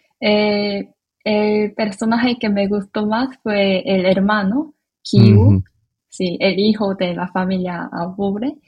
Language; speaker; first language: Spanish; non-native, fluent; Korean